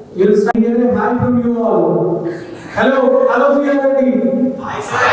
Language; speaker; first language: English; non-native, local second language; Telugu